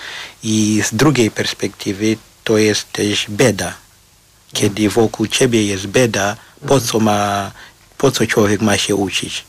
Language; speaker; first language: Polish; non-native, fluent; Shona